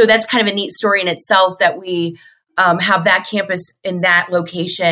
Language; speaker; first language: English; native; English